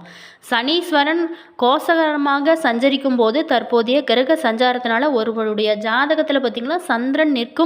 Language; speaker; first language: Tamil; native; Tamil